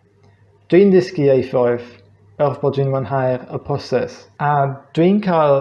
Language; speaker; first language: Welsh; non-native, fluent; English